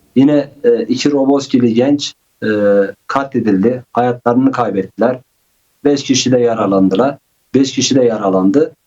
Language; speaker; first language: Turkish; non-native, local second language; Kurdish